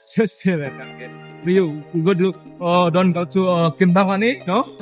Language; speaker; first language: English; non-native, learner; Indonesian